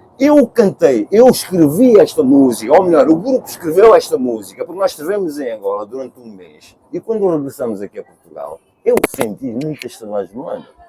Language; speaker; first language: Portuguese; early bilingual, other home language; Kabuverdianu